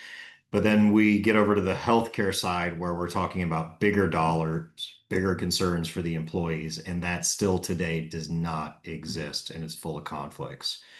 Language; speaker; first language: English; native; English